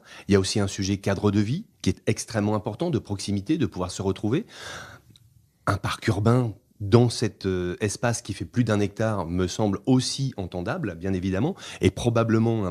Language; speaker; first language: French; native; French